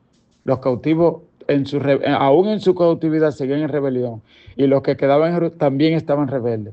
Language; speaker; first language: Spanish; native; Spanish